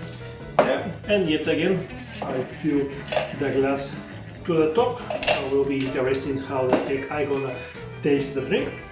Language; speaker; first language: English; non-native, fluent; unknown